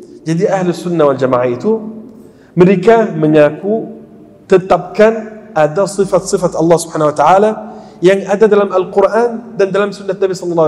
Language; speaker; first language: Indonesian; non-native, fluent; Arabic